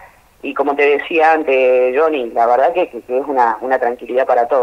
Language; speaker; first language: Spanish; native; Spanish